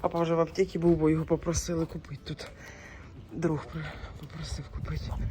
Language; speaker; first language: Ukrainian; non-native, local second language; Russian